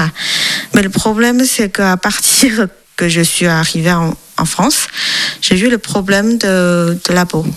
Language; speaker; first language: French; non-native, learner; Chinese